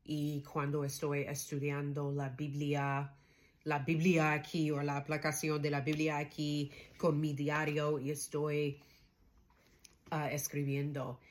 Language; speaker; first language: Spanish; non-native, learner; English